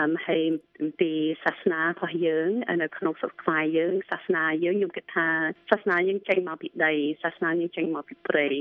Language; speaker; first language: Khmer; early bilingual, heritage; Khmer